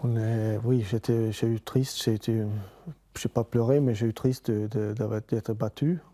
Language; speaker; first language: French; non-native, fluent; Swedish